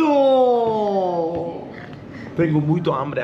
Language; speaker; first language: Spanish; non-native, learner; Swedish